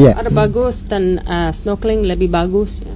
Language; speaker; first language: Indonesian; non-native, learner; English